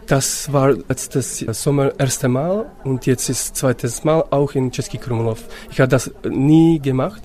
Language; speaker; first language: German; non-native, fluent; Czech